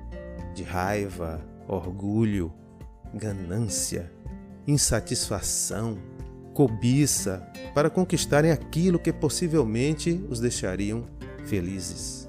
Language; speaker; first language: Portuguese; native; Portuguese